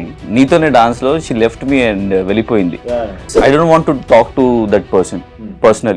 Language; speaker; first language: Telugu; non-native, learner; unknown